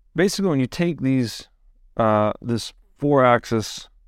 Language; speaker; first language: English; native; English